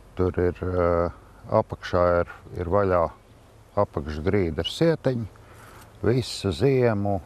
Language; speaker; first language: Latvian; native; Latvian